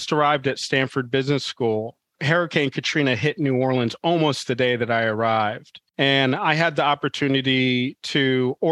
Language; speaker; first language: English; native; English